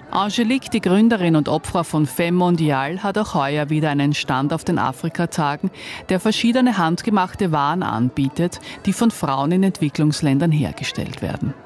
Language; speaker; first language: German; native; German